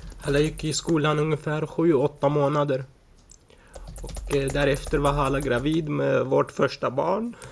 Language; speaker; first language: Swedish; early bilingual, other home language; Arabic